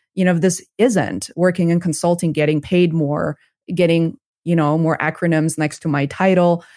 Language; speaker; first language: English; non-native, fluent; Chinese